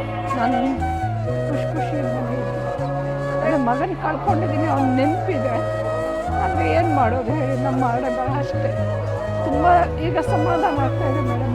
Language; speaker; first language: Kannada; native; Kannada